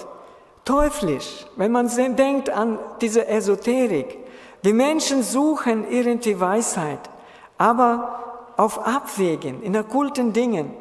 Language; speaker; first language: German; non-native, fluent; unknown